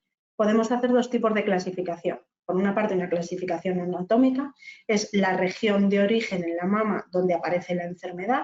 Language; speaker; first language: Spanish; native; Spanish